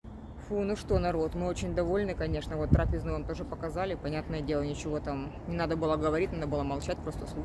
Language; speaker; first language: Russian; native; Russian